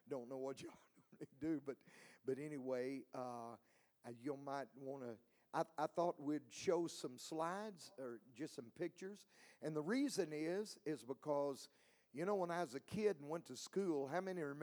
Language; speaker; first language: English; native; English